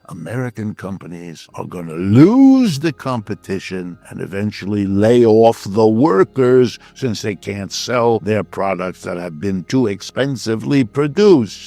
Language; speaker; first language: English; native; English